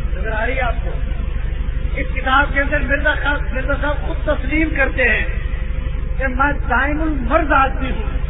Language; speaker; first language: Urdu; non-native, local second language; Punjabi